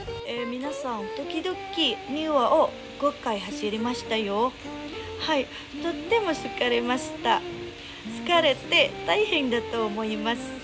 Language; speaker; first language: Japanese; non-native, learner; Indonesian